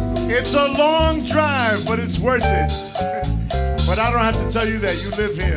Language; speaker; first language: English; native; English